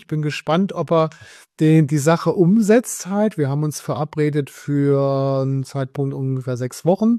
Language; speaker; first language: German; native; German